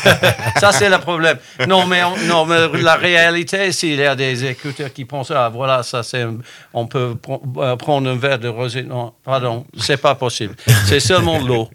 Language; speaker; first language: French; non-native, fluent; English